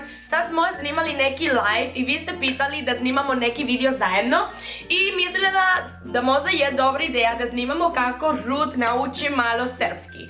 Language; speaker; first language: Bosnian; non-native, learner; Spanish